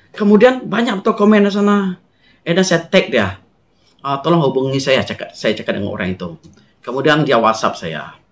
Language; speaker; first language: Malay; non-native, local second language; Iban